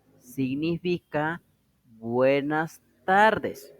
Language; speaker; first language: Spanish; non-native, local second language; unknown